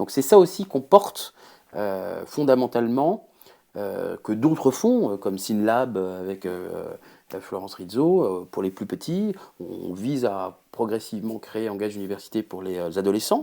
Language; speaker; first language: French; native; French